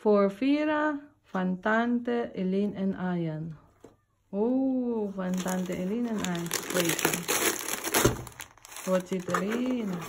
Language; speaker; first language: Dutch; non-native, fluent; Filipino